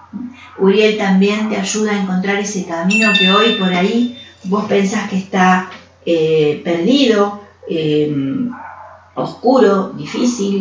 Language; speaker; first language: Spanish; native; Spanish